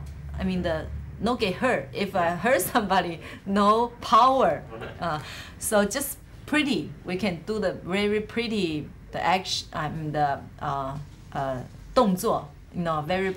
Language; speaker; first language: English; non-native, learner; Chinese